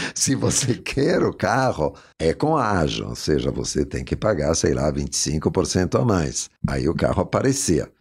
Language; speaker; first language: Portuguese; non-native, fluent; Italian